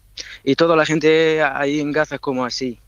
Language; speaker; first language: Spanish; non-native, learner; Arabic